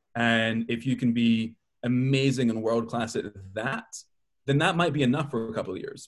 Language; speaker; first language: English; native; English